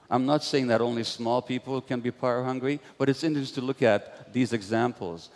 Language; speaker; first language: English; non-native, fluent; Hungarian